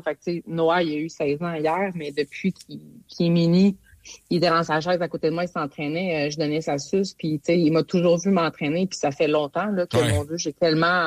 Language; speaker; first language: French; native; French